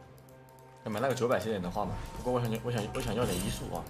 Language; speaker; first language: Chinese; native; Chinese